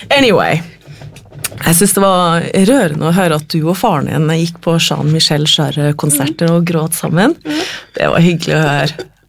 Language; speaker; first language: Norwegian; native; Norwegian